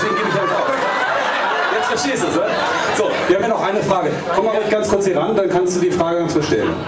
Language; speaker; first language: German; native; German